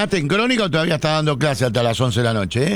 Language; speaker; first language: Spanish; native; Spanish